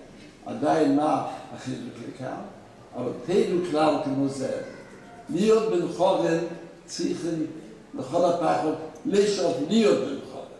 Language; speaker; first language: Hebrew; non-native, fluent; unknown